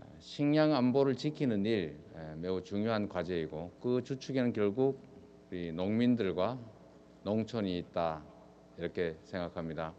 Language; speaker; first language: Korean; native; Korean